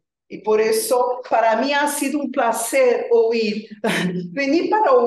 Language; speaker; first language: Spanish; non-native, fluent; Portuguese